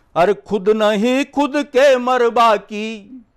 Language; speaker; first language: Hindi; native; Hindi